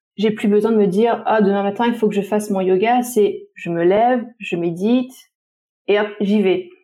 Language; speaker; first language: French; native; French